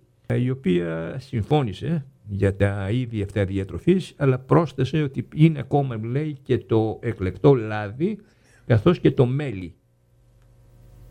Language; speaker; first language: Greek; native; Greek